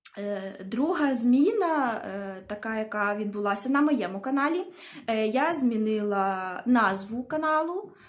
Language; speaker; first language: Ukrainian; non-native, local second language; Russian